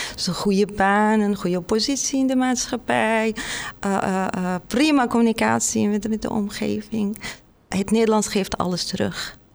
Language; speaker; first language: Dutch; non-native, fluent; Arabic